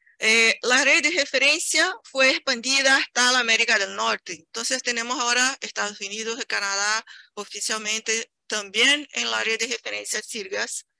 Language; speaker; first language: Spanish; non-native, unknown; Portuguese